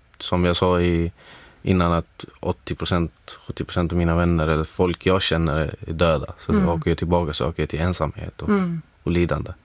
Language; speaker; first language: Swedish; non-native, fluent; Arabic